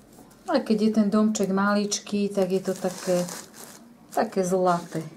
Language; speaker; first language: Slovak; native; Slovak